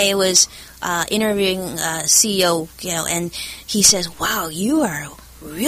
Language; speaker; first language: English; early bilingual, other home language; Chinese